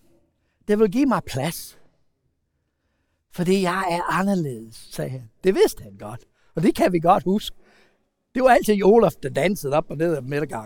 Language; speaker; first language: Danish; non-native, fluent; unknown